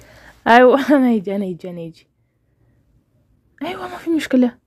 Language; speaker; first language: Arabic; non-native, learner; Oromo